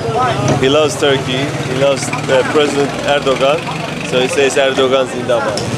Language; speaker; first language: English; non-native, fluent; Turkish